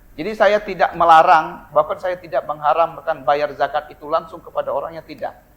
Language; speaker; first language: Indonesian; non-native, local second language; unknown